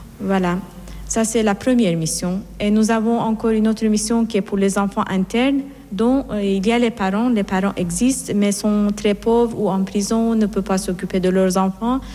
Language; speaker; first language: French; non-native, fluent; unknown